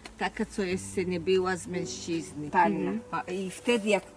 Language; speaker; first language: Polish; early bilingual, heritage; Hebrew